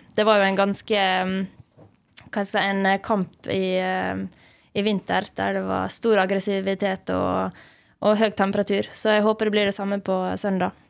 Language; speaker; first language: Norwegian; native; Norwegian